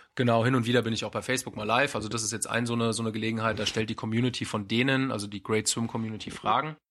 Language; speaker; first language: German; native; German